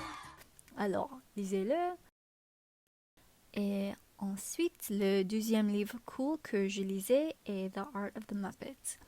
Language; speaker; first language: French; non-native, learner; English